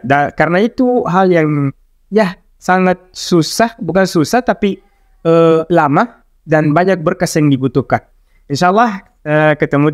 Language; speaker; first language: Indonesian; non-native, local second language; Arabic